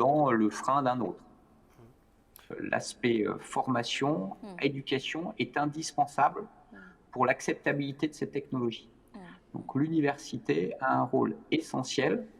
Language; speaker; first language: French; native; French